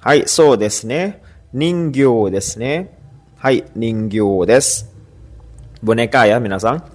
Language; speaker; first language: Japanese; non-native, fluent; Indonesian